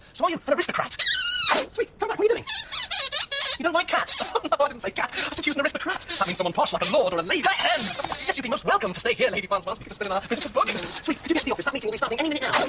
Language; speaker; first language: English; native; English